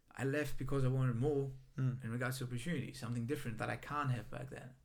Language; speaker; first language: English; non-native, fluent; Greek